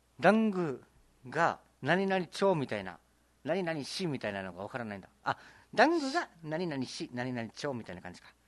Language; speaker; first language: Japanese; native; Japanese